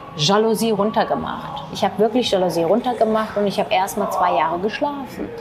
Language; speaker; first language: German; non-native, fluent; Turkish